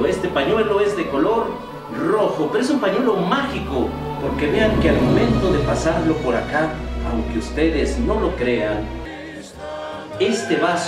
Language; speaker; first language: Spanish; native; Spanish